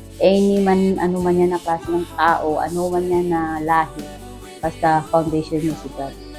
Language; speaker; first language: Filipino; native; Filipino